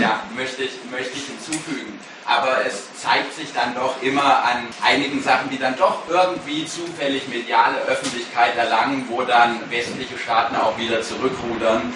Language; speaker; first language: German; native; German